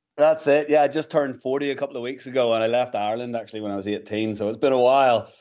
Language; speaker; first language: English; native; English